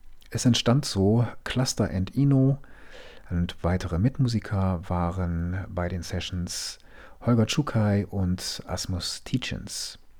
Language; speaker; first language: German; native; German